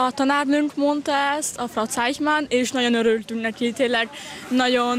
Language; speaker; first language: Hungarian; non-native, local second language; German